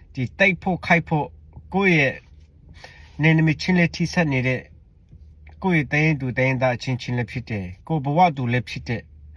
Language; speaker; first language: Burmese; non-native, local second language; Hakha Chin